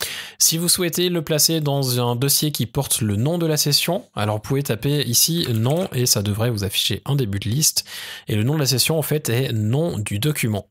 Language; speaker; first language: French; native; French